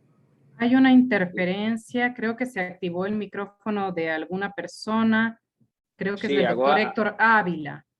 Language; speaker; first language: Spanish; native; Spanish